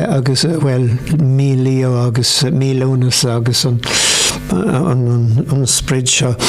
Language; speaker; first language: Irish; non-native, local second language; English